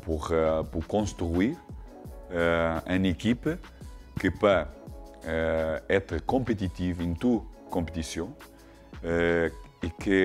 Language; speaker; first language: French; non-native, learner; Portuguese